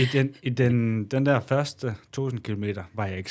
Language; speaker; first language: Danish; non-native, local second language; Kalaallisut